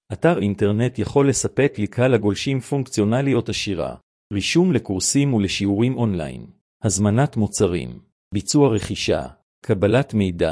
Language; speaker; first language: Hebrew; native; Hebrew